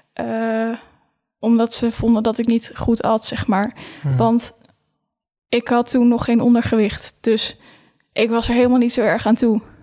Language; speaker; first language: Dutch; native; Dutch